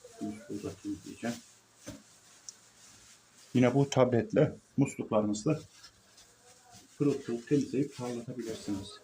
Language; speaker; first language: Turkish; native; Turkish